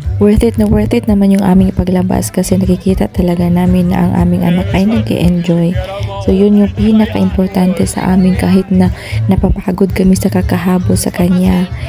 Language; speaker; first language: Filipino; native; Filipino